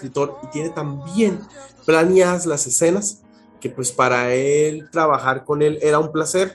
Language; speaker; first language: Spanish; native; Spanish